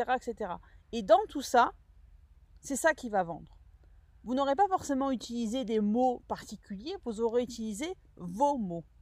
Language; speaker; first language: French; native; French